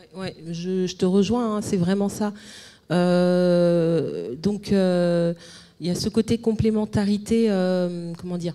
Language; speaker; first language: French; native; French